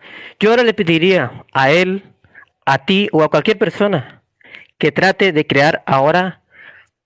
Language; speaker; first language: Spanish; native; Spanish